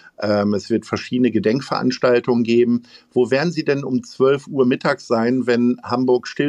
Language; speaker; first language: German; native; German